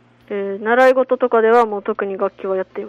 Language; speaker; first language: Japanese; native; Japanese